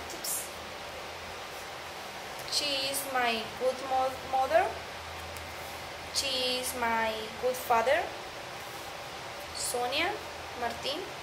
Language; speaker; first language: English; non-native, learner; Spanish